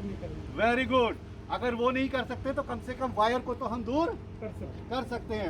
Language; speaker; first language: Hindi; native; Hindi